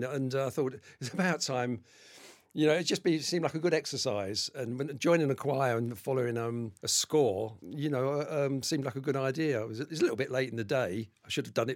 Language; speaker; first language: English; native; English